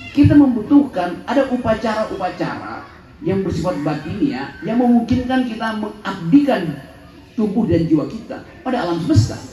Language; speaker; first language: Indonesian; native; Indonesian